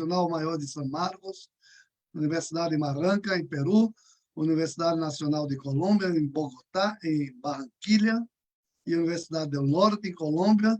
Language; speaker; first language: Portuguese; non-native, learner; Spanish